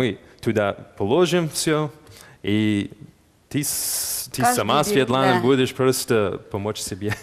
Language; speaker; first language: Russian; non-native, fluent; English